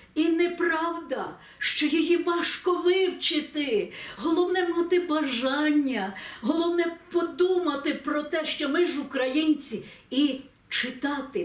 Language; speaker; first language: Ukrainian; native; Ukrainian